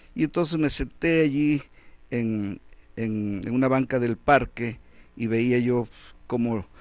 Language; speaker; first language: Spanish; native; Spanish